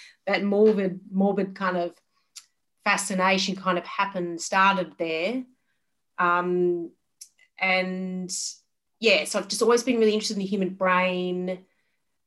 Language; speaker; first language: English; native; English